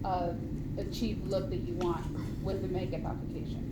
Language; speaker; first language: English; native; English